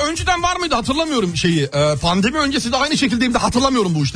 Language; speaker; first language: Turkish; native; Turkish